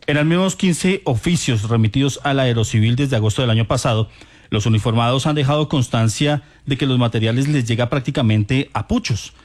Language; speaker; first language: Spanish; native; Spanish